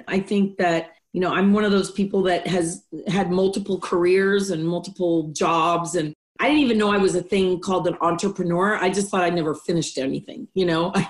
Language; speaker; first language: English; non-native, fluent; Spanish